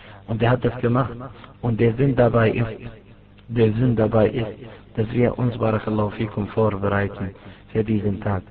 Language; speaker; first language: German; non-native, fluent; Arabic